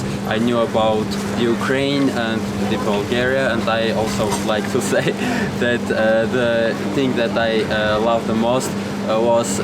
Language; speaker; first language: English; non-native, learner; Georgian